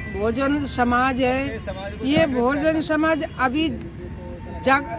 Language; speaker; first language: Hindi; native; Hindi